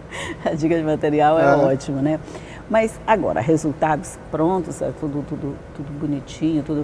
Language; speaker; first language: Portuguese; native; Portuguese